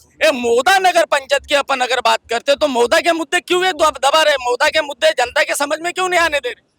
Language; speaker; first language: Hindi; non-native, local second language; Marathi